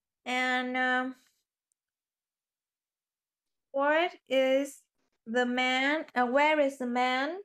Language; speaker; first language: English; non-native, fluent; Vietnamese